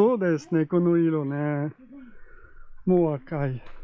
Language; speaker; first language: Japanese; non-native, learner; French